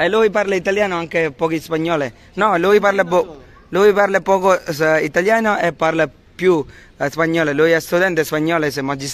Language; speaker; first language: Italian; non-native, learner; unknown